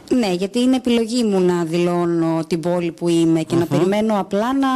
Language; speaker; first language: Greek; native; Greek